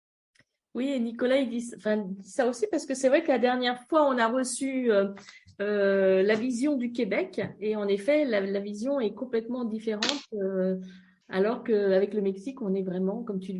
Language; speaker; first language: French; native; French